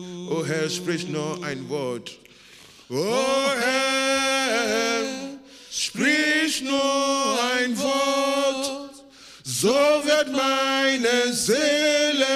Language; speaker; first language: German; non-native, learner; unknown